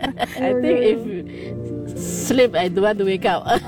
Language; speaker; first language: English; non-native, local second language; Indonesian